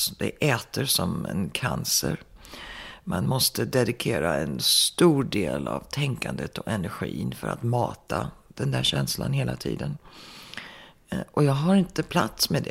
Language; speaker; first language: Swedish; early bilingual, heritage; Swedish